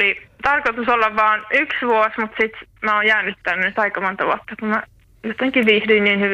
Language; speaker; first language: Finnish; native; Finnish